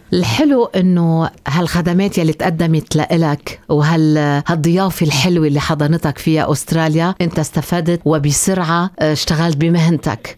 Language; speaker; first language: Arabic; native; Arabic